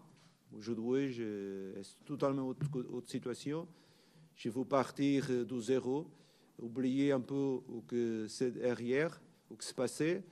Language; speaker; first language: French; non-native, learner; Portuguese